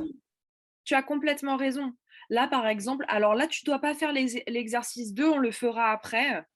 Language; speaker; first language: French; native; French